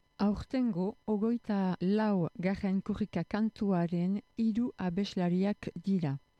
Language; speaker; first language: Basque; non-native, local second language; French